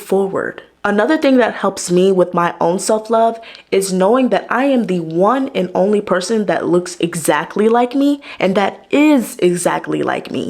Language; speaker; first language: English; native; English